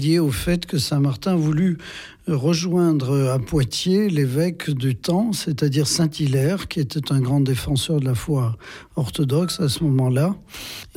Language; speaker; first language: French; native; French